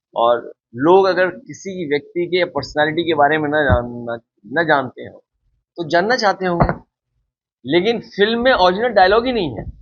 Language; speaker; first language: Hindi; native; Hindi